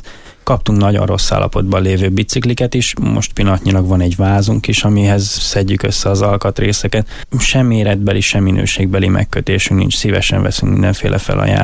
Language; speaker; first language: Hungarian; native; Hungarian